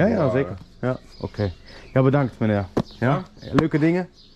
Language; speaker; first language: Dutch; non-native, learner; German